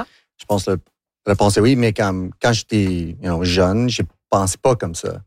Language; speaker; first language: French; non-native, local second language; English